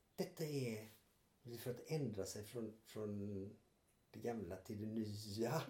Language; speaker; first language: Swedish; early bilingual, other home language; Yiddish